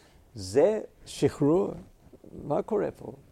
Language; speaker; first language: Hebrew; non-native, fluent; English